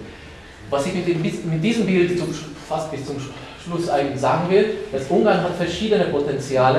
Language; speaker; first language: German; non-native, fluent; Hungarian